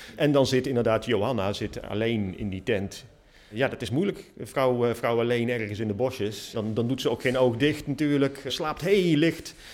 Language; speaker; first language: Dutch; native; Dutch